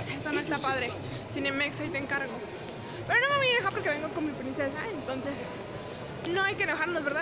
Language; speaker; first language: Spanish; native; Spanish